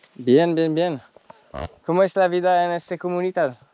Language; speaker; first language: Spanish; non-native, learner; French